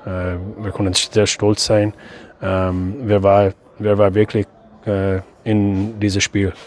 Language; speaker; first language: German; non-native, fluent; English